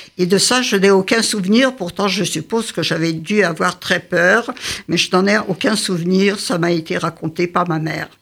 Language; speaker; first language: French; early bilingual, other home language; Yiddish